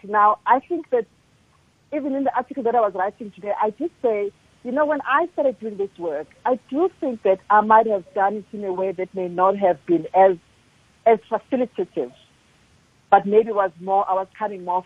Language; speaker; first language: English; non-native, local second language; Zulu